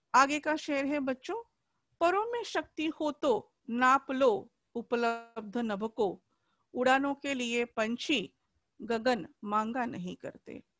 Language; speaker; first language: Hindi; non-native, local second language; Marathi